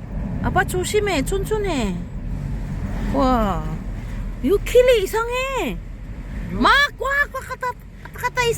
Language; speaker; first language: Korean; non-native, learner; Filipino